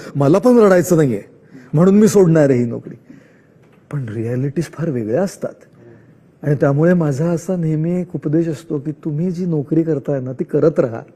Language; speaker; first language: Marathi; non-native, local second language; Marwari